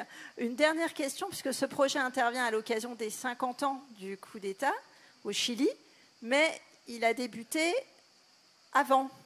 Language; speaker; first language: French; native; French